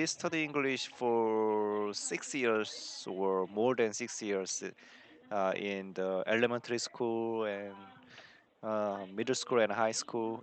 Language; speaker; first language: English; non-native, learner; Korean